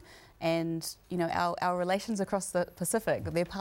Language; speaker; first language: English; native; English